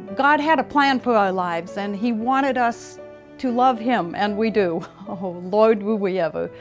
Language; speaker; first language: English; native; English